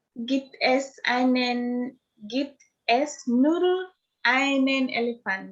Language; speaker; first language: German; non-native, learner; English